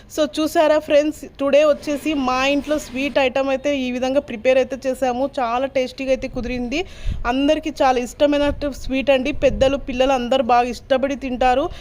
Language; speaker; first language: Telugu; non-native, local second language; Urdu